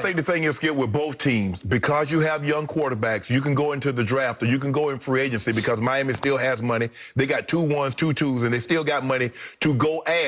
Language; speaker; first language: English; native; English